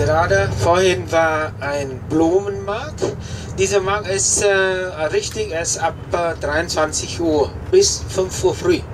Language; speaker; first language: German; non-native, fluent; Vietnamese